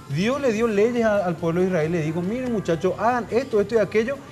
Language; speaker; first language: Spanish; native; Spanish